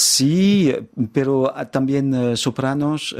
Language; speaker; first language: Spanish; non-native, fluent; French